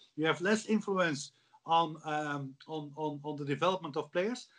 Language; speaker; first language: English; non-native, fluent; Dutch